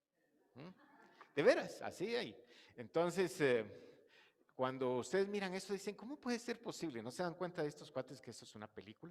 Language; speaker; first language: Spanish; native; Spanish